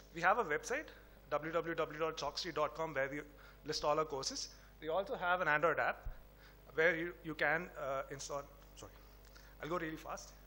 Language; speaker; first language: English; non-native, local second language; Tamil